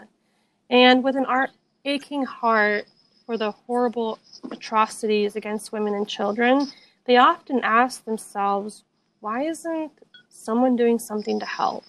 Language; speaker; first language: English; native; English